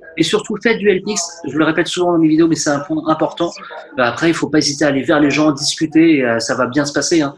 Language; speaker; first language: French; native; French